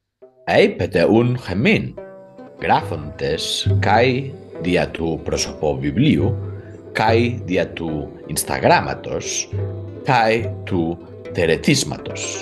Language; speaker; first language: Greek; non-native, fluent; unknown